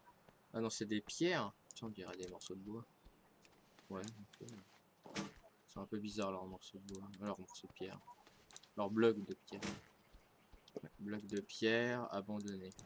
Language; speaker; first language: French; native; French